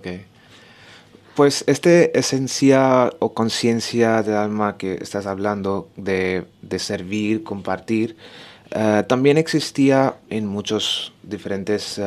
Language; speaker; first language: Spanish; non-native, learner; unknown